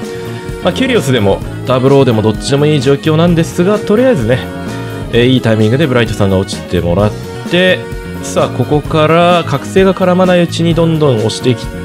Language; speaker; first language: Japanese; native; Japanese